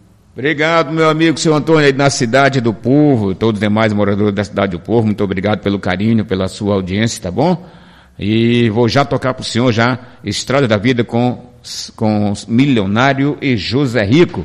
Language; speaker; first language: Portuguese; native; Portuguese